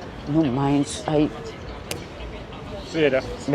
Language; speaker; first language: Georgian; non-native, local second language; Russian